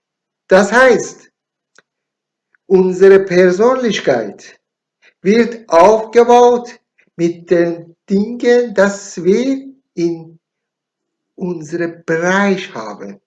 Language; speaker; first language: German; non-native, learner; Persian